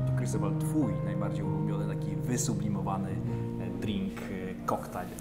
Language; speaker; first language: Polish; native; Polish